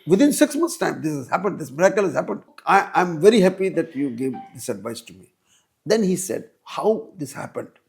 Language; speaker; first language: English; non-native, local second language; Hindi